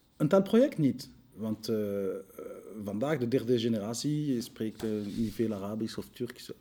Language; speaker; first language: Dutch; non-native, local second language; French